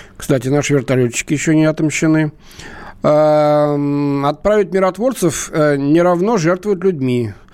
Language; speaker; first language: Russian; native; Russian